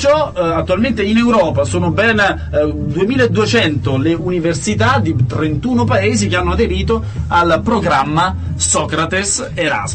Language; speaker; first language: Italian; native; Italian